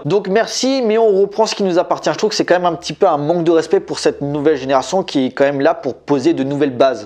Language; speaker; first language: French; native; French